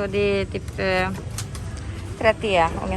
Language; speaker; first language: Swedish; non-native, learner; Indonesian